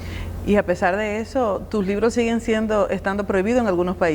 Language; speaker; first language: Spanish; native; Spanish